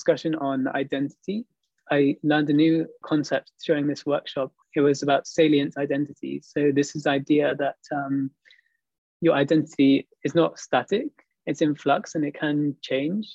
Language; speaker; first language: English; native; English